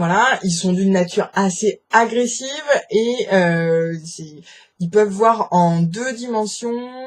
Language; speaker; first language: French; native; French